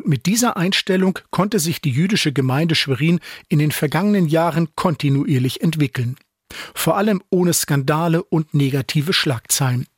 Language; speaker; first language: German; native; German